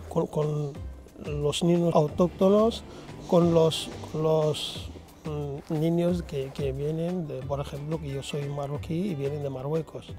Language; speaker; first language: Spanish; non-native, fluent; Arabic